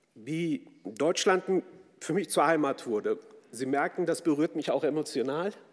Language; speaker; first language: German; early bilingual, other home language; Kurdish